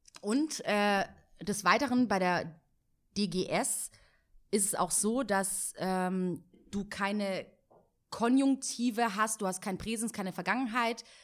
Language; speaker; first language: German; native; German